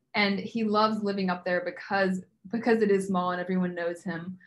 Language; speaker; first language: English; native; English